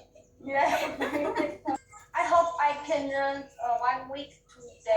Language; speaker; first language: English; non-native, learner; Chinese